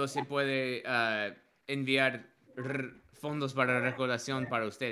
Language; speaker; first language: Spanish; non-native, learner; English